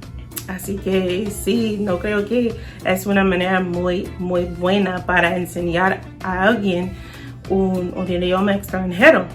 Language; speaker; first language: Spanish; non-native, learner; English